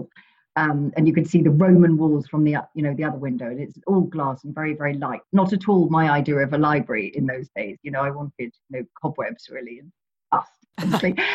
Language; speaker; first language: English; native; English